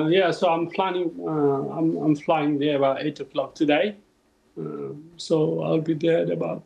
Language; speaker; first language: English; non-native, local second language; Nepali